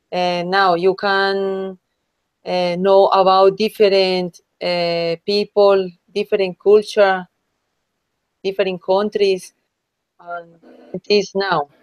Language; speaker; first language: English; non-native, learner; Spanish